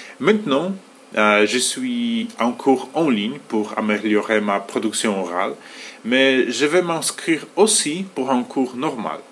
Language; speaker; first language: French; non-native, fluent; Polish